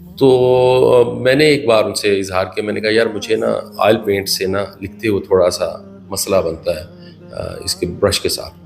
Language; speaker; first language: Urdu; non-native, local second language; Punjabi